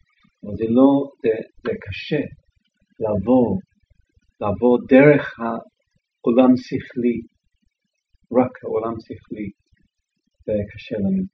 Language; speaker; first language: Hebrew; non-native, fluent; English